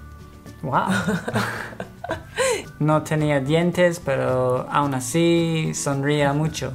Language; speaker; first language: Spanish; non-native, fluent; English